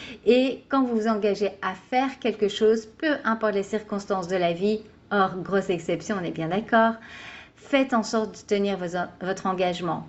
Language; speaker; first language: French; native; French